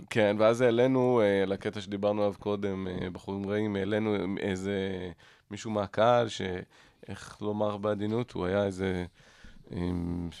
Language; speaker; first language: Hebrew; native; Hebrew